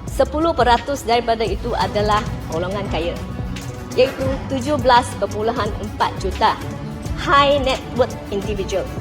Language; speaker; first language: Malay; native; Malay